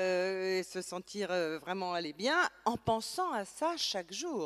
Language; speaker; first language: French; native; French